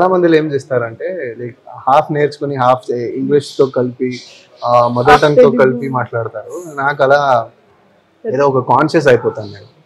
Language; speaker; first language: Telugu; non-native, fluent; Tamil